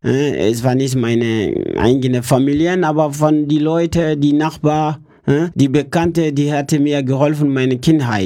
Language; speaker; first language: German; non-native, learner; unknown